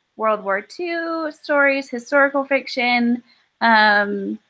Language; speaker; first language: English; native; English